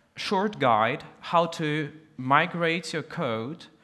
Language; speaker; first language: English; non-native, fluent; Russian